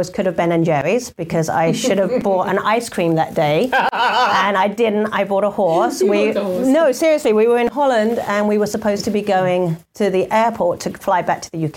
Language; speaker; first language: English; native; English